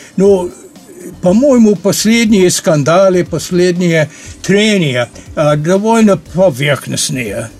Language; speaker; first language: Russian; non-native, fluent; English